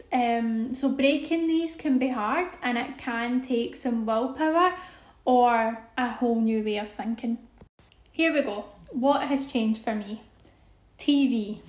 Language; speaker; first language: English; native; English